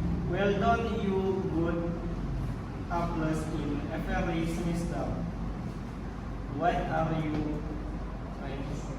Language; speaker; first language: English; non-native, learner; Indonesian